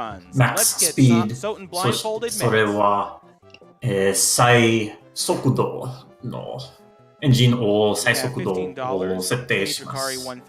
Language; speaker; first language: Japanese; non-native, learner; English